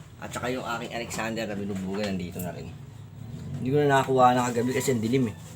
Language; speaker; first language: Filipino; native; Filipino